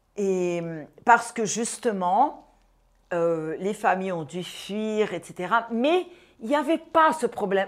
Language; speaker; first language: French; non-native, fluent; Portuguese